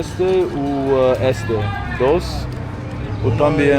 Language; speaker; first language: Spanish; non-native, learner; English